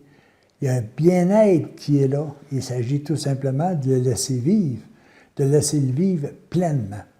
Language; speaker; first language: French; native; French